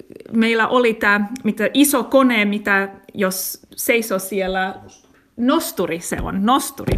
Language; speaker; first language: Finnish; non-native, learner; English